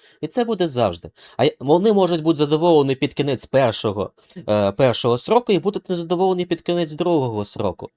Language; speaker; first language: Ukrainian; non-native, local second language; Russian